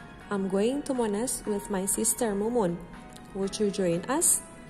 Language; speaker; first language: English; non-native, fluent; Indonesian